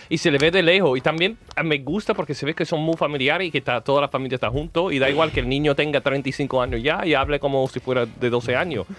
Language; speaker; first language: Spanish; non-native, learner; English